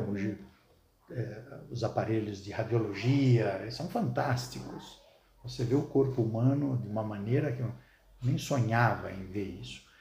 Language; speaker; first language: Portuguese; early bilingual, other home language; Arabic